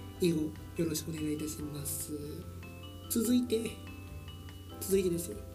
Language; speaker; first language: Japanese; native; Japanese